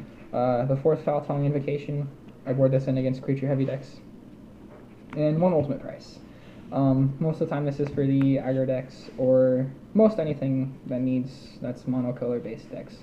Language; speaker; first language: English; native; English